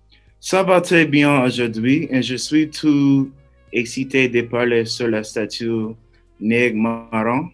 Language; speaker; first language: French; non-native, learner; English